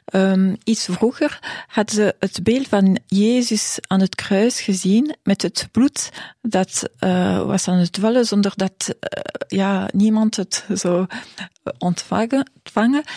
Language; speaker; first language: Dutch; non-native, local second language; French